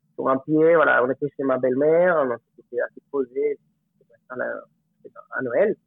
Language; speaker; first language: French; non-native, fluent; Spanish